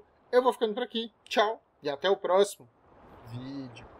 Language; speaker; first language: Portuguese; native; Portuguese